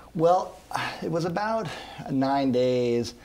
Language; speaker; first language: English; native; English